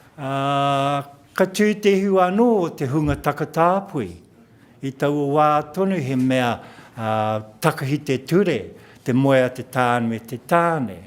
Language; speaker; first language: Māori; non-native, local second language; English